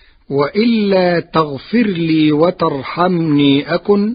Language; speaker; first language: Arabic; native; Arabic